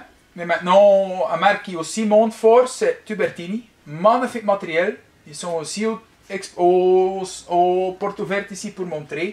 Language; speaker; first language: French; non-native, local second language; Dutch